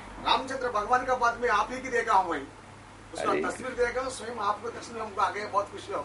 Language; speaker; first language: Hindi; non-native, local second language; Telugu